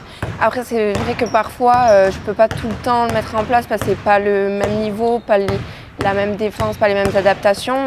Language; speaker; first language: French; native; French